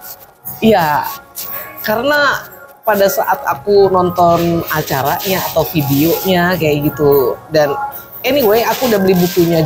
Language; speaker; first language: Indonesian; non-native, local second language; Javanese